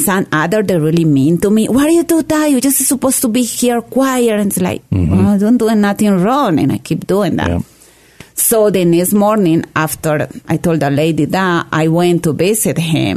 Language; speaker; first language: English; non-native, learner; Spanish